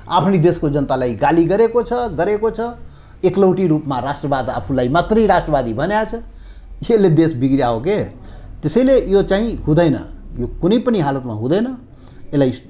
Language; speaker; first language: Nepali; non-native, local second language; Maithili